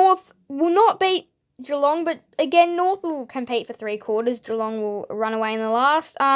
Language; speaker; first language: English; native; English